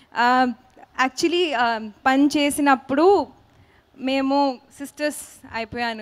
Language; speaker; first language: Telugu; non-native, fluent; Hindi